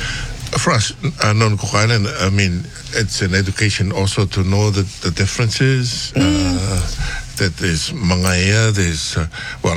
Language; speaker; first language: English; non-native, fluent; Tongan